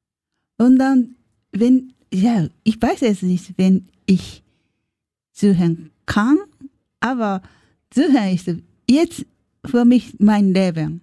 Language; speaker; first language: German; non-native, learner; Japanese